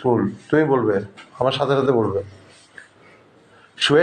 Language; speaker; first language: Chinese; non-native, fluent; Bangla